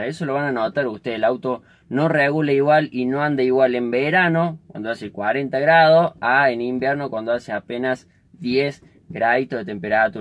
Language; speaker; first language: Spanish; native; Spanish